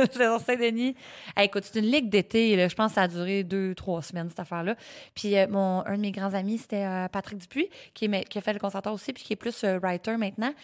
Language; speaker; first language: French; native; French